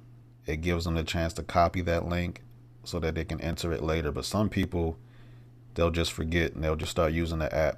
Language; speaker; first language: English; native; English